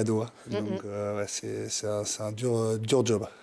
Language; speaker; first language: French; native; French